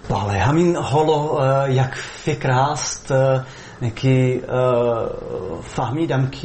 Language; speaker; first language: Persian; non-native, fluent; Czech